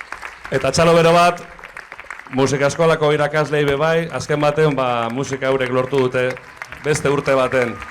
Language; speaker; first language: Basque; native; Basque